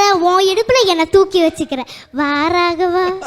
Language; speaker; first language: Tamil; native; Tamil